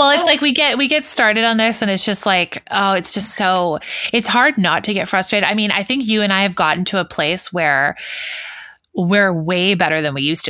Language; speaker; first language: English; native; English